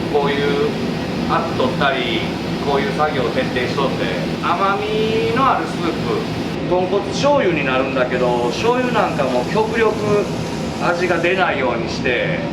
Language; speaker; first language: Japanese; native; Japanese